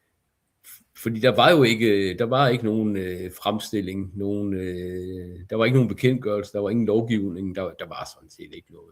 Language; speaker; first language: Danish; native; Danish